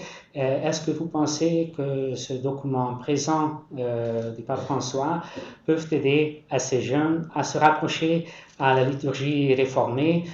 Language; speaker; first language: French; non-native, fluent; Hungarian